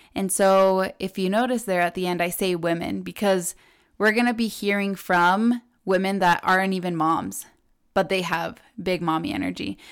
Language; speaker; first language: English; early bilingual, other home language; Spanish